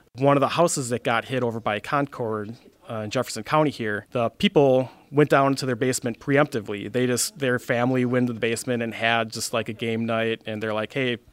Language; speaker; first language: English; native; English